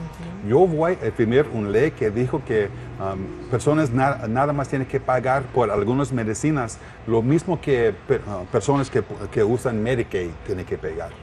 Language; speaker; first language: Spanish; non-native, learner; English